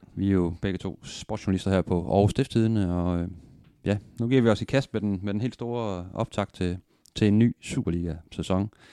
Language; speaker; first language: Danish; native; Danish